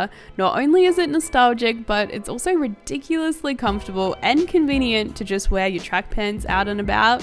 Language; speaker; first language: English; native; English